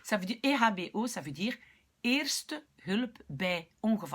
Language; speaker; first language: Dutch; non-native, local second language; French